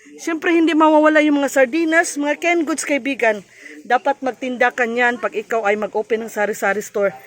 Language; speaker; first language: Filipino; non-native, local second language; Cebuano